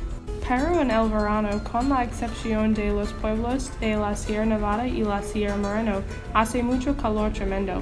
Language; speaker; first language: Spanish; non-native, learner; English